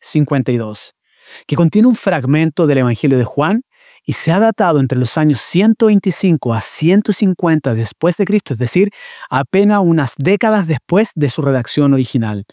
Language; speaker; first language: Spanish; native; Spanish